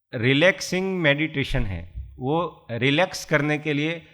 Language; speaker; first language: Hindi; non-native, local second language; Gujarati